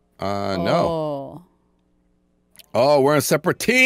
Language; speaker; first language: English; native; English